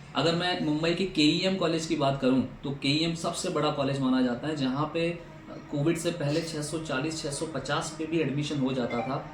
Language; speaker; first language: Hindi; native; Hindi